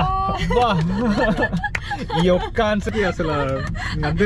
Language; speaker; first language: Telugu; native; Telugu